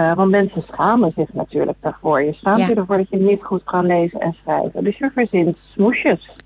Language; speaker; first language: Dutch; native; Dutch